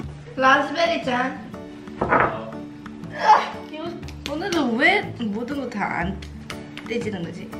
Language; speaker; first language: Korean; non-native, fluent; Chinese